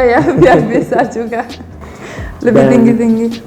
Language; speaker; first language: Indonesian; non-native, fluent; Romanian